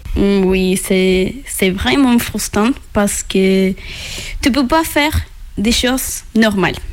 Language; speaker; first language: French; non-native, learner; Spanish